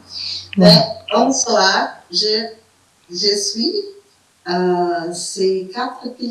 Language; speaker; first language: French; non-native, fluent; Portuguese